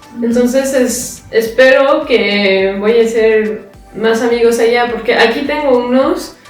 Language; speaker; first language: Spanish; non-native, fluent; French